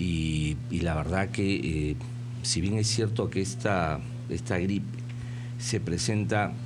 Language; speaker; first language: Spanish; native; Spanish